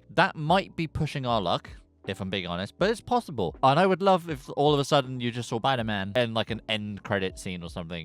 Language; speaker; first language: English; native; English